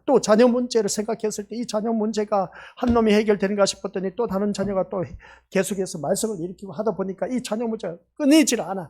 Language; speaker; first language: Korean; native; Korean